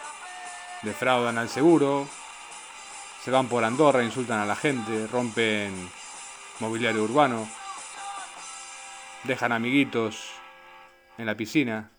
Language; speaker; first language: Spanish; native; Spanish